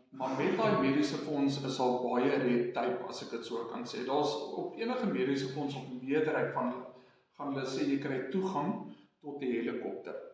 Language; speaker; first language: Afrikaans; non-native, local second language; English